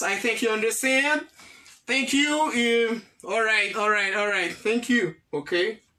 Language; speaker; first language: English; non-native, fluent; Haitian Creole